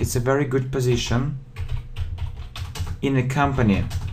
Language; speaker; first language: English; non-native, fluent; Russian